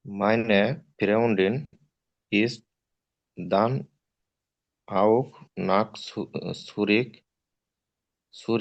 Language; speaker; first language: German; non-native, learner; Bangla